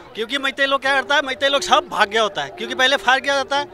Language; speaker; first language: Hindi; non-native, local second language; Manipuri